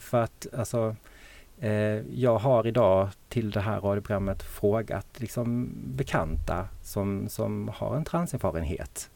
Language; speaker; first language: Swedish; native; Swedish